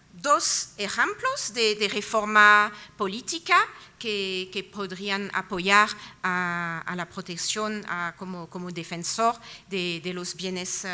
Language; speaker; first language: Spanish; non-native, fluent; French